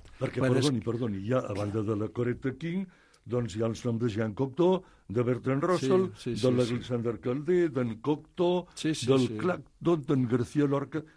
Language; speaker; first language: Catalan; native; Catalan